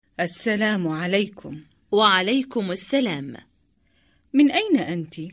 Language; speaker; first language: Arabic; non-native, learner; Indonesian